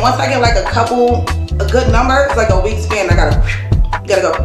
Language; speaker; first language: English; native; English